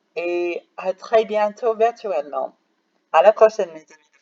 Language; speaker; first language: French; non-native, fluent; English